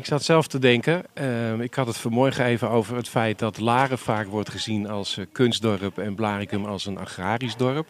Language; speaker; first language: Dutch; native; Dutch